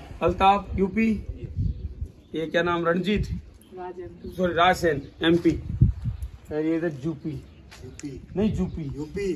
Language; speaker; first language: Hindi; native; Hindi